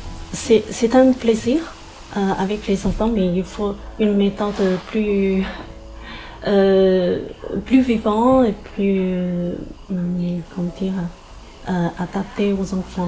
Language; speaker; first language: French; non-native, fluent; Chinese